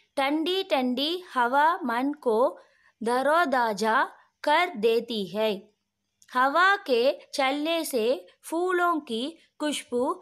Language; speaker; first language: Hindi; non-native, local second language; Tamil